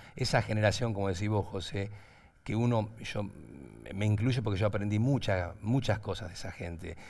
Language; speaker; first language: Spanish; native; Spanish